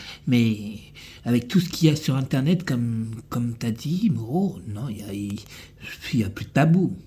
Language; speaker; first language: French; native; French